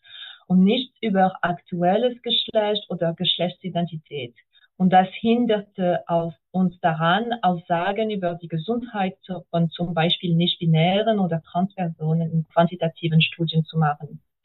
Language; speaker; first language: German; non-native, fluent; English